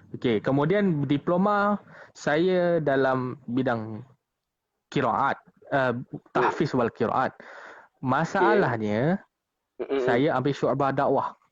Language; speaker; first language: Malay; non-native, local second language; Chinese